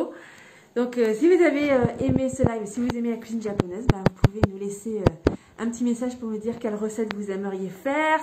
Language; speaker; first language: French; native; French